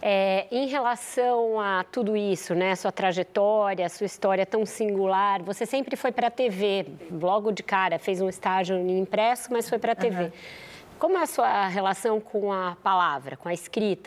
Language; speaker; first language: Portuguese; native; Portuguese